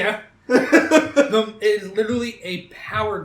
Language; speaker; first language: English; native; English